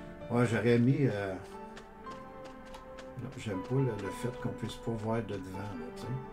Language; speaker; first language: French; native; French